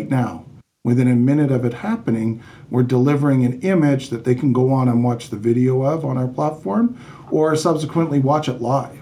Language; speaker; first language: English; native; English